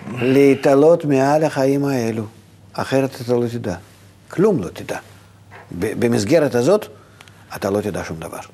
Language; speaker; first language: Hebrew; non-native, fluent; Russian